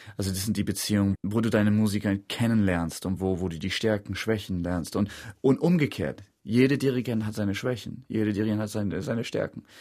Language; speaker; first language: German; non-native, fluent; English